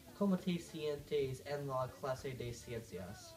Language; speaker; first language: Spanish; non-native, learner; English